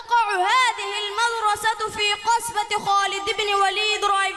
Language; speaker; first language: Arabic; non-native, learner; Urdu